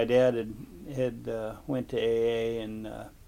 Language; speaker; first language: English; native; English